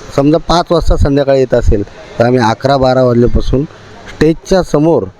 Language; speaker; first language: Marathi; native; Marathi